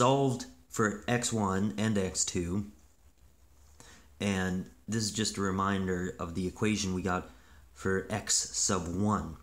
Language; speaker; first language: English; native; English